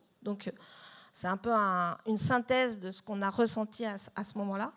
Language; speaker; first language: French; native; French